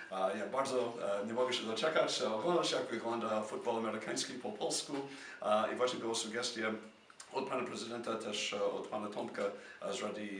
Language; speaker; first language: Polish; non-native, fluent; English